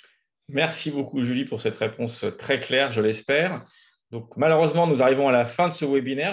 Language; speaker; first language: French; native; French